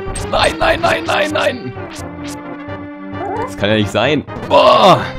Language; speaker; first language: German; native; German